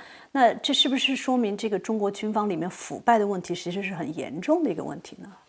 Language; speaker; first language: Chinese; native; Chinese